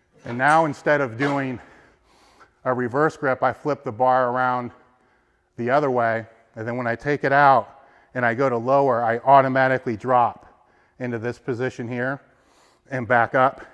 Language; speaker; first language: English; native; English